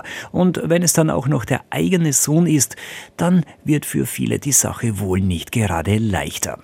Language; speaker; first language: German; native; German